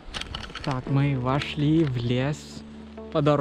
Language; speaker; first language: Russian; non-native, learner; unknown